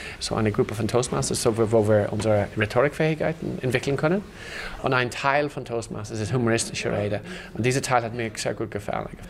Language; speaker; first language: German; non-native, fluent; English